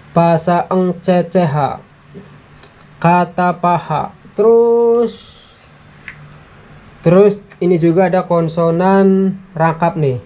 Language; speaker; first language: Indonesian; non-native, local second language; Javanese